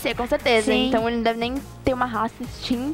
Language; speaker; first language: Portuguese; native; Portuguese